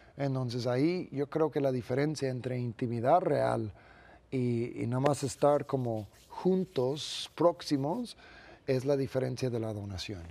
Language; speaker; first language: Spanish; non-native, fluent; English